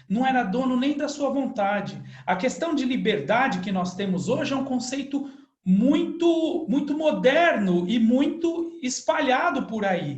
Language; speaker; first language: Portuguese; native; Portuguese